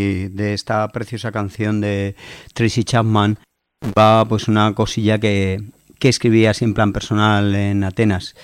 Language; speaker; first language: Spanish; native; Spanish